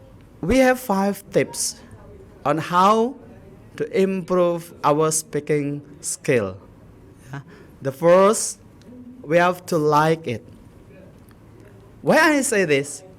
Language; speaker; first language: English; non-native, learner; Indonesian